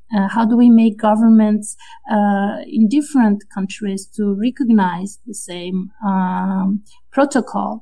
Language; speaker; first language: English; non-native, fluent; Romanian